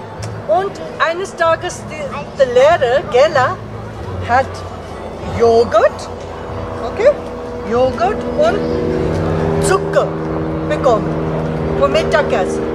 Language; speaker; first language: German; non-native, learner; Tibetan